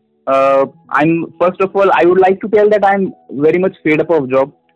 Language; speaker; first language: English; non-native, local second language; Marathi